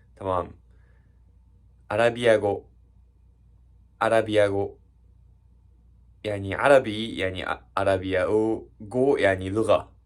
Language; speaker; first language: Arabic; non-native, learner; Japanese